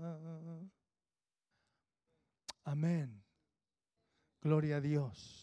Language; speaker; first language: Spanish; native; Spanish